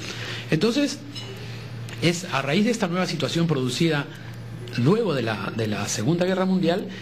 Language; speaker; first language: Spanish; native; Spanish